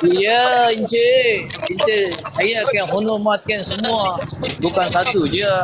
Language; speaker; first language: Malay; non-native, learner; Rohingya